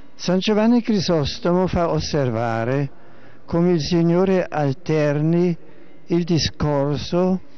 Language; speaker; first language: Italian; non-native, fluent; German